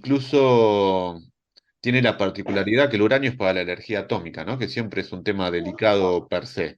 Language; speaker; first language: Spanish; native; Spanish